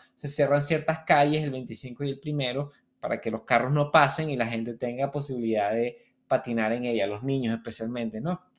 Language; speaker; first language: Spanish; native; Spanish